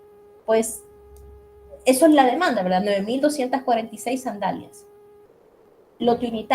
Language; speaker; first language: Spanish; native; Spanish